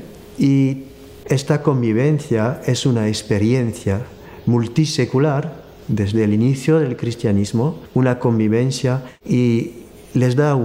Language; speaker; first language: Spanish; non-native, fluent; French